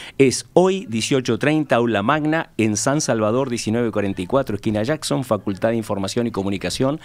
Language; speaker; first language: Spanish; native; Spanish